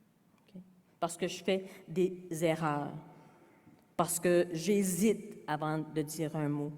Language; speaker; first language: French; native; French